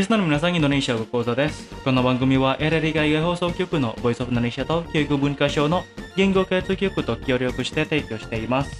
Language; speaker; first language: Japanese; non-native, fluent; Indonesian